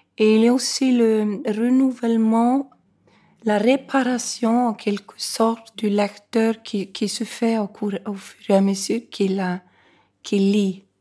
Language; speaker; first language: French; non-native, fluent; Icelandic